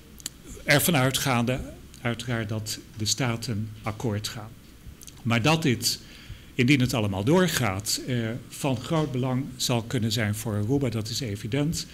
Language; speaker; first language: Dutch; native; Dutch